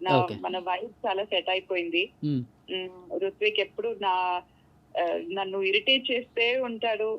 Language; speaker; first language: Telugu; non-native, local second language; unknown